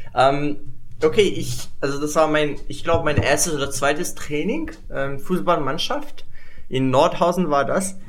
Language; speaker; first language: German; non-native, fluent; Arabic